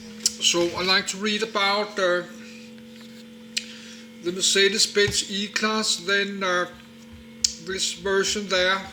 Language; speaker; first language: English; non-native, learner; Danish